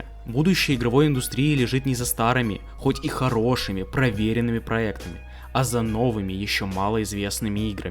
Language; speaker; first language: Russian; native; Russian